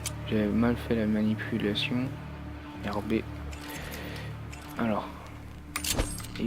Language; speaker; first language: French; native; French